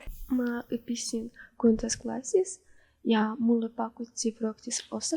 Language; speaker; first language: Estonian; non-native, local second language; Russian